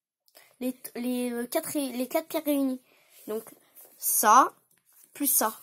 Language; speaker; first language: French; native; French